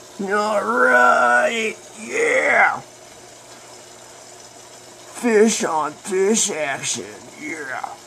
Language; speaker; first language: English; native; English